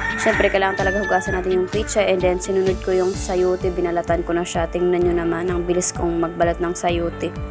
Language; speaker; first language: Filipino; non-native, local second language; Masbatenyo